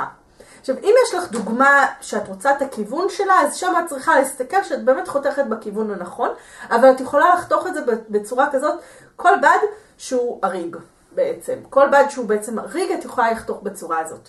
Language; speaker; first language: Hebrew; native; Hebrew